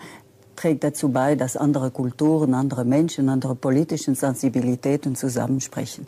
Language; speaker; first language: German; non-native, local second language; French